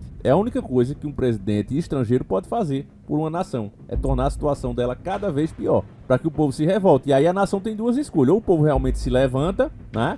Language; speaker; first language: Portuguese; native; Portuguese